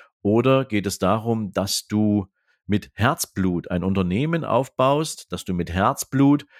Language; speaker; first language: German; native; German